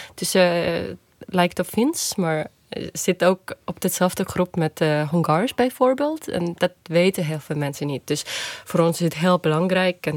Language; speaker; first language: Dutch; non-native, fluent; Estonian